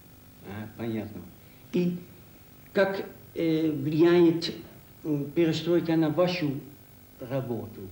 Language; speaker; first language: Russian; non-native, fluent; Dutch